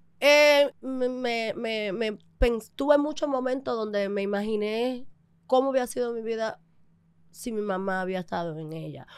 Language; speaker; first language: Spanish; early bilingual, other home language; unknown